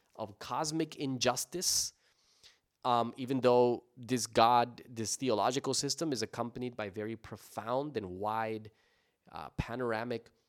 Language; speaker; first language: English; native; English